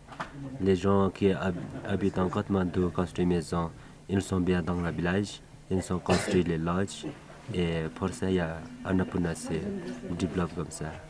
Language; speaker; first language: French; non-native, learner; Sherpa